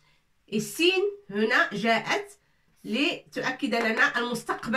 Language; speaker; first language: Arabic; non-native, fluent; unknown